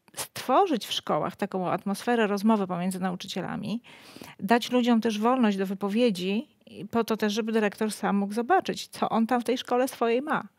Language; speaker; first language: Polish; native; Polish